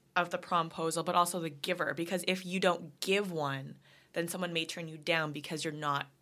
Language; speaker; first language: English; native; English